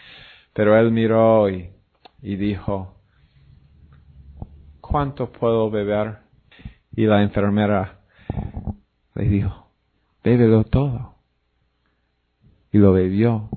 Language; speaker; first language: Spanish; non-native, fluent; English